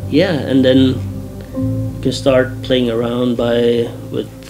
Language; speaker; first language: English; non-native, fluent; Norwegian